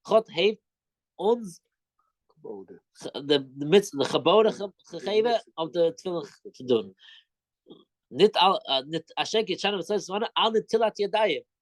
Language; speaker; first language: Dutch; non-native, fluent; English